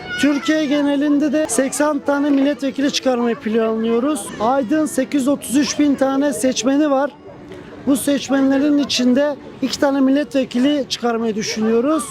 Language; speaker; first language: Turkish; native; Turkish